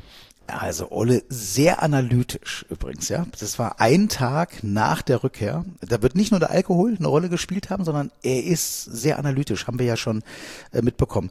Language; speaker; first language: German; native; German